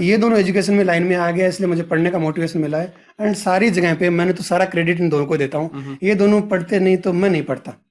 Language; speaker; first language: Hindi; native; Hindi